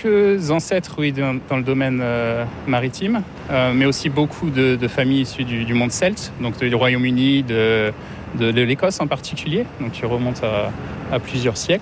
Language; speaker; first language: French; native; French